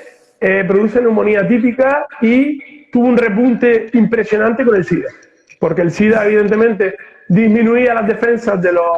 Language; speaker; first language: Spanish; native; Spanish